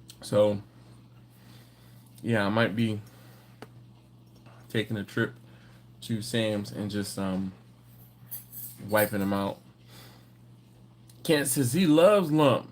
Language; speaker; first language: English; native; English